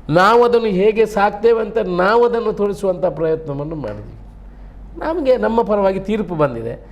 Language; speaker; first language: Kannada; non-native, local second language; Tulu